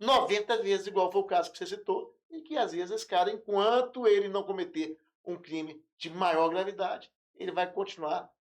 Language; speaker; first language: Portuguese; native; Portuguese